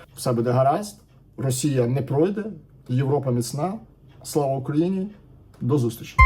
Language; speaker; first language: Ukrainian; native; Ukrainian